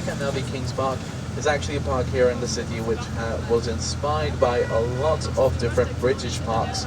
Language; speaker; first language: English; non-native, fluent; Swedish